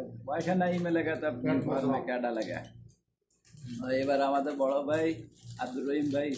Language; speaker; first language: Hindi; non-native, learner; Bangla